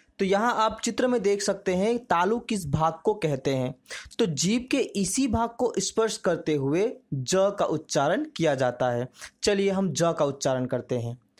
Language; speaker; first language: Hindi; native; Hindi